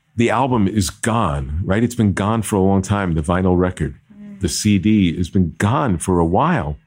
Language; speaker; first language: English; native; English